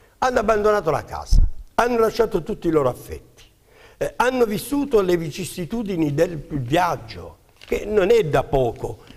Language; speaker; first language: Italian; native; Italian